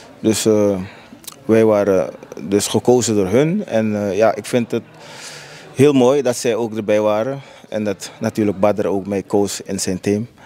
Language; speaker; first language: Dutch; native; Dutch